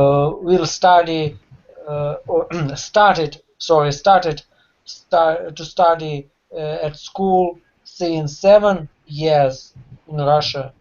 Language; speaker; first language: English; non-native, learner; Russian